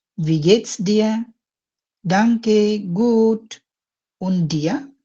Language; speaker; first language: German; non-native, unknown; Bangla